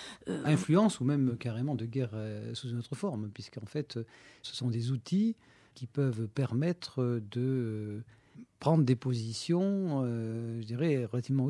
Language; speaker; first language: French; native; French